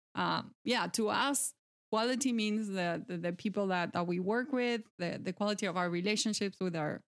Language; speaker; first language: English; non-native, fluent; Spanish